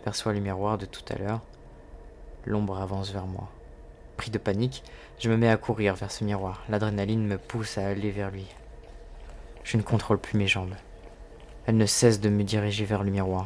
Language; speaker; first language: French; native; French